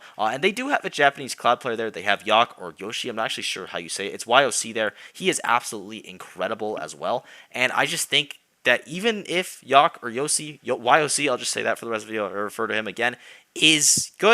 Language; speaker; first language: English; native; English